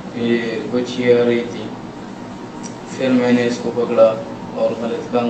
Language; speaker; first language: Hindi; non-native, local second language; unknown